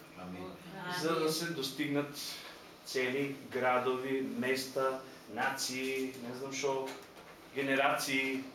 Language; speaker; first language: Macedonian; native; Macedonian